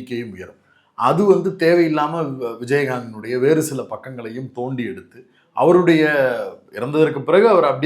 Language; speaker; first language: Tamil; native; Tamil